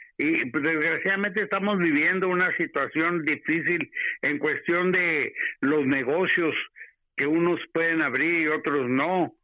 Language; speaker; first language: Spanish; native; Spanish